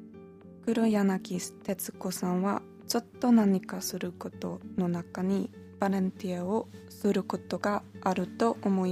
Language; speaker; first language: Japanese; non-native, learner; German